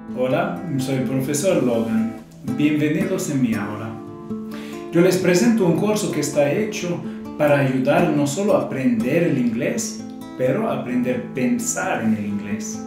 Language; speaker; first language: Spanish; non-native, fluent; Italian